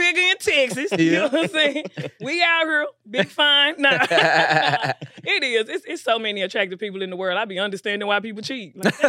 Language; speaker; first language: English; native; English